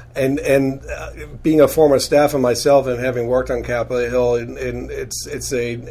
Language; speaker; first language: English; non-native, fluent; German